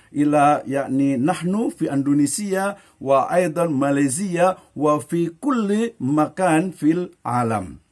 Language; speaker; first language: Arabic; non-native, fluent; Indonesian